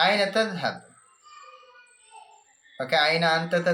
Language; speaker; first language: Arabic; non-native, learner; Malayalam